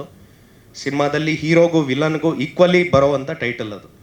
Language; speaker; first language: Kannada; native; Kannada